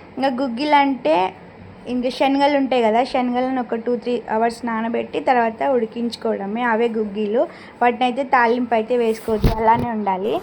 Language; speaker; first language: Telugu; non-native, local second language; Lambadi